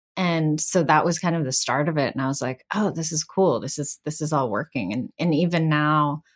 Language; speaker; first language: English; early bilingual, other home language; Bangla